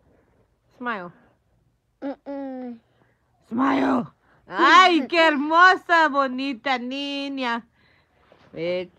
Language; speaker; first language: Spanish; early bilingual, heritage; Spanish